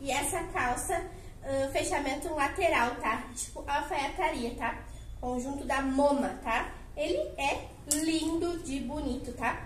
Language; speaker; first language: Portuguese; native; Portuguese